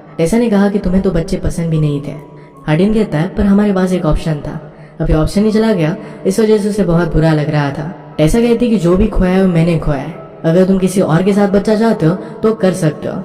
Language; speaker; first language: Hindi; native; Hindi